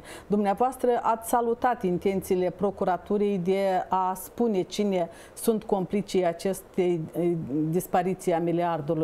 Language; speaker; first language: Romanian; native; Romanian